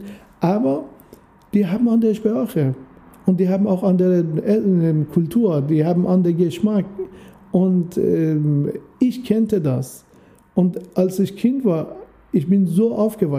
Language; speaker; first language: German; non-native, learner; Persian